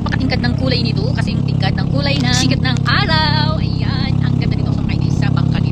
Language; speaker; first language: Filipino; native; Filipino